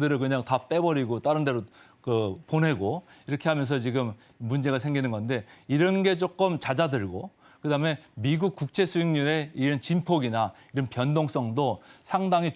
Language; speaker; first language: Korean; native; Korean